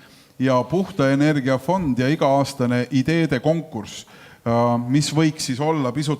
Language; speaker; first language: Estonian; native; Estonian